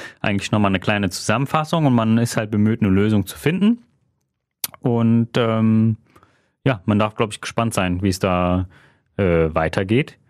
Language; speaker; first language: German; native; German